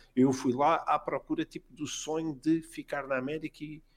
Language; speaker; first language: Portuguese; native; Portuguese